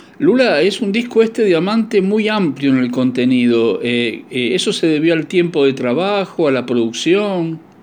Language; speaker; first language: Spanish; native; Spanish